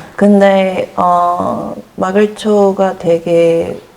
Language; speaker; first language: Korean; early bilingual, other home language; English